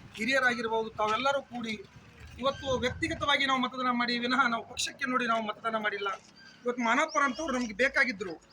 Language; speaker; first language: Kannada; non-native, local second language; Lambadi